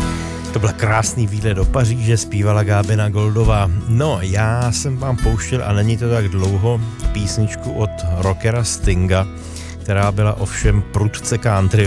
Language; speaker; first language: Czech; native; Czech